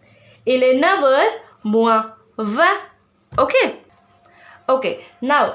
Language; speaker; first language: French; non-native, fluent; Hindi